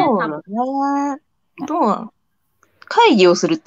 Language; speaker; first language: Japanese; native; Japanese